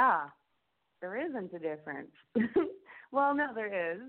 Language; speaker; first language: English; native; English